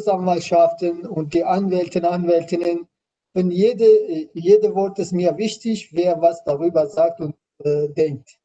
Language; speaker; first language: German; non-native, learner; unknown